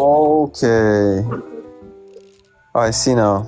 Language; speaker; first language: English; non-native, fluent; Turkish